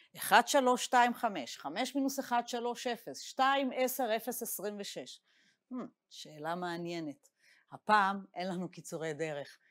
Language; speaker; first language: Hebrew; native; Hebrew